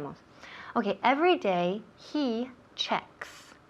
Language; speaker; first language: English; non-native, fluent; Spanish